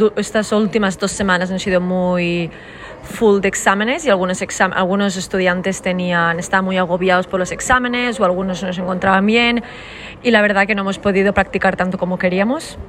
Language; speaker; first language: Spanish; native; Spanish